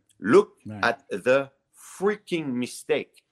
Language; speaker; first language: English; non-native, fluent; French